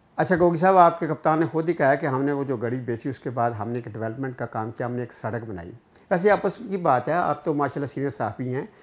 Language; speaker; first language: Urdu; non-native, local second language; Punjabi